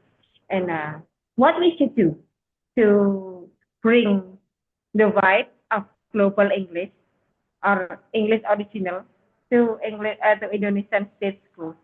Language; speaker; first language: English; non-native, fluent; Indonesian